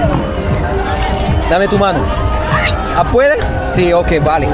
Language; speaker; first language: Spanish; non-native, learner; French